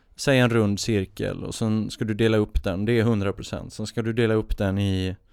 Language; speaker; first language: Swedish; native; Swedish